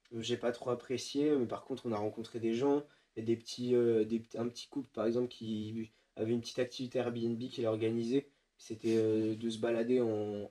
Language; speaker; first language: French; native; French